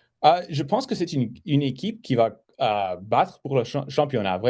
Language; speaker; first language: French; non-native, fluent; English